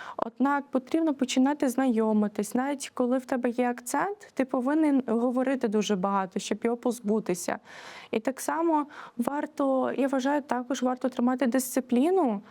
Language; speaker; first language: Ukrainian; native; Ukrainian